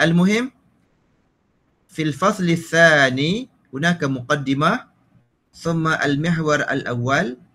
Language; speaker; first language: Arabic; non-native, fluent; Malay